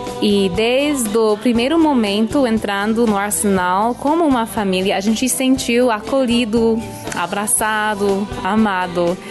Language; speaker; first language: Portuguese; non-native, fluent; English